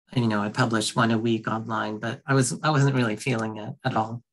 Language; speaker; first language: English; early bilingual, other home language; Bangla